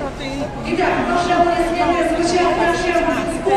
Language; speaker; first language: Russian; native; Russian